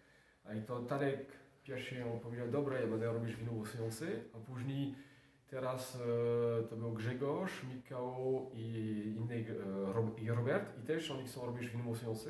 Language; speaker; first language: Polish; non-native, learner; French